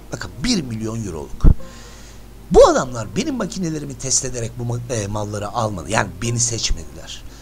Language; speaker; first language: Turkish; native; Turkish